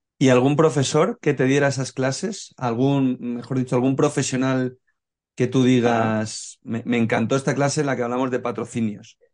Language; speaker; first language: Spanish; native; Spanish